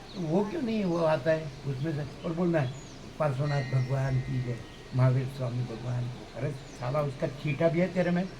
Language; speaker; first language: Hindi; non-native, local second language; Gujarati